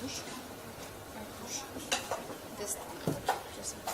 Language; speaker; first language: English; non-native, learner; Russian